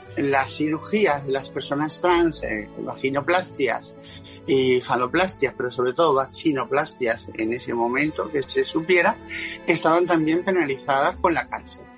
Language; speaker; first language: Spanish; native; Spanish